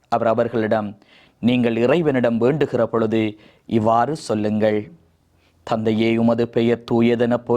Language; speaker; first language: Tamil; native; Tamil